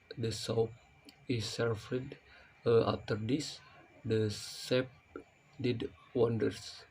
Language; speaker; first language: English; non-native, learner; Indonesian